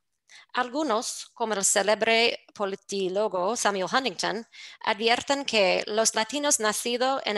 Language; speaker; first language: Spanish; non-native, fluent; English